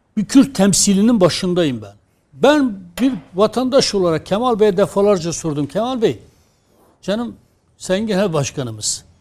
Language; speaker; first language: Turkish; non-native, local second language; Kurdish